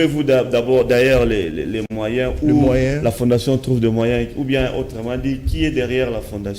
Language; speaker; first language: French; non-native, local second language; Lingala